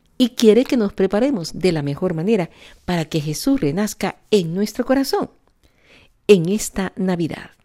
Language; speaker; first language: Spanish; native; Spanish